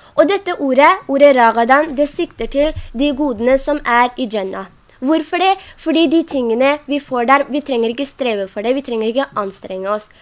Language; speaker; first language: Norwegian; non-native, local second language; Urdu